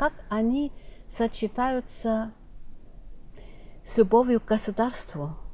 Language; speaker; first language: Russian; non-native, fluent; German